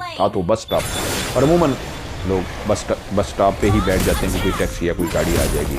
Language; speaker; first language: Urdu; non-native, local second language; Punjabi